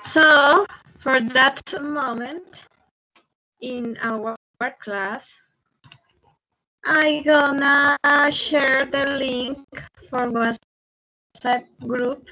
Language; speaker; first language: English; non-native, fluent; Spanish